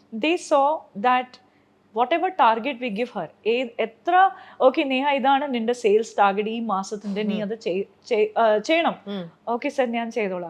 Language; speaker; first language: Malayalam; non-native, local second language; Punjabi